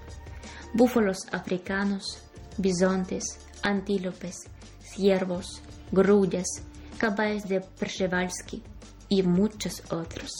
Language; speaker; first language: Spanish; non-native, fluent; Ukrainian